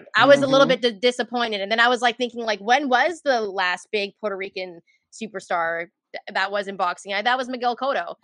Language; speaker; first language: English; native; English